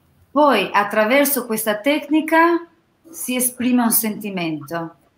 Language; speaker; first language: Italian; non-native, fluent; Albanian